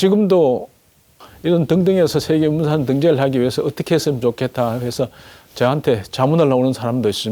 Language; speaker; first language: Korean; native; Korean